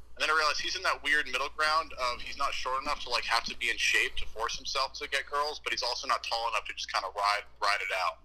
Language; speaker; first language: English; native; English